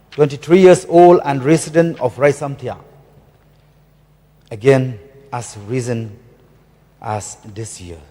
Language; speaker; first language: English; non-native, local second language; Khasi